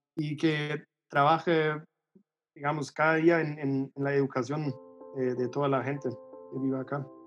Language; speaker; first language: Spanish; non-native, fluent; German